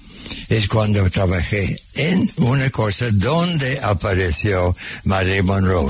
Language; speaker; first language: Spanish; non-native, fluent; English